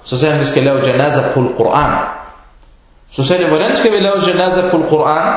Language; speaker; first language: Danish; early bilingual, other home language; Arabic